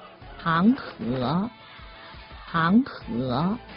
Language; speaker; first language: Chinese; native; Chinese